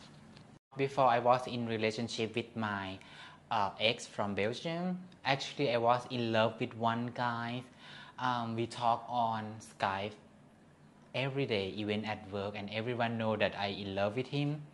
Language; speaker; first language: English; non-native, learner; Thai